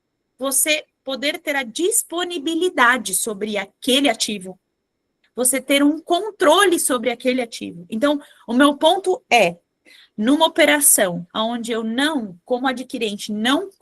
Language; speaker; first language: Portuguese; native; Portuguese